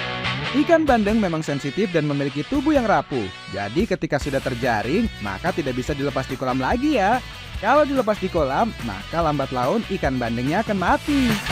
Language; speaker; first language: Indonesian; native; Indonesian